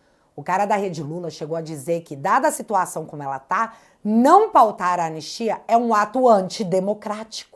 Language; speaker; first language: Portuguese; native; Portuguese